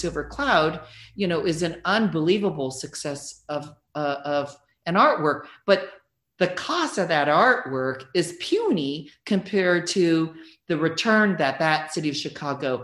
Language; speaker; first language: English; native; English